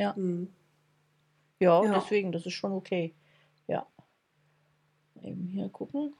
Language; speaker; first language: German; native; German